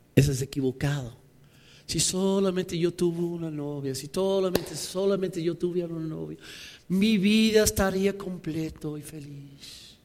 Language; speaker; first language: Spanish; non-native, fluent; English